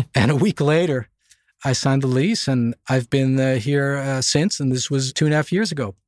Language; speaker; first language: English; non-native, fluent; Dutch